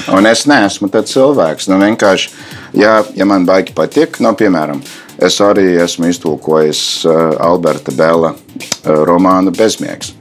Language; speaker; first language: Latvian; non-native, fluent; English